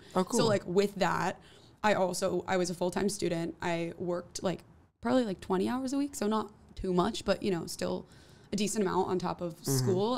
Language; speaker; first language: English; native; English